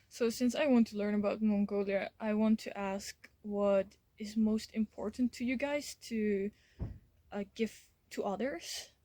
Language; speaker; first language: English; non-native, fluent; Dutch